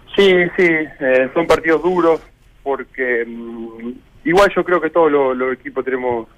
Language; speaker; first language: Spanish; native; Spanish